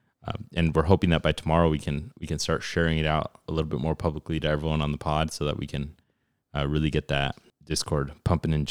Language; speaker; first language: English; early bilingual, other home language; Spanish